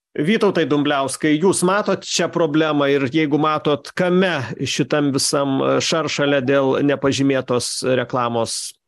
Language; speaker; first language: Lithuanian; native; Lithuanian